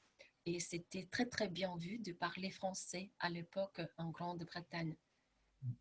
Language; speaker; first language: French; non-native, fluent; Lithuanian